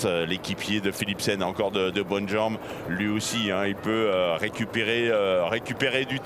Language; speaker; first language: French; native; French